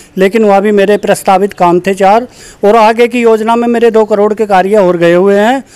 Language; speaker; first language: Hindi; native; Hindi